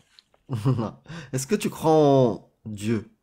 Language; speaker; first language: French; native; French